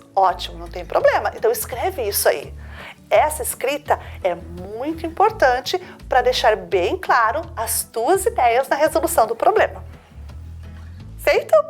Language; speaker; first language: Portuguese; native; Portuguese